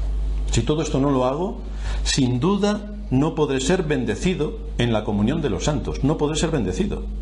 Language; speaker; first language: Spanish; native; Spanish